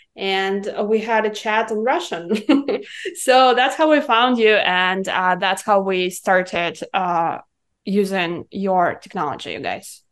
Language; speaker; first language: English; non-native, fluent; Russian